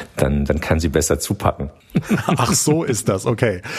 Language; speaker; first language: German; native; German